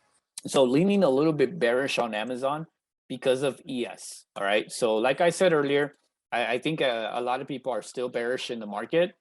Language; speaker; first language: English; native; English